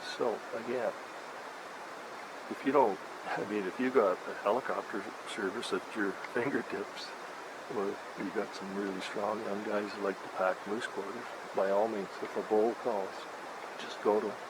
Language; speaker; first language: English; native; English